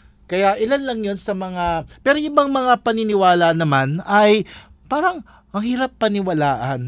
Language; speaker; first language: Filipino; native; Filipino